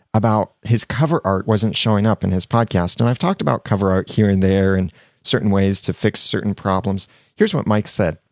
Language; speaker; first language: English; native; English